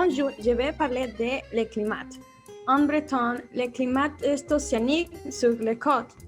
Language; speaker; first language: French; non-native, learner; Spanish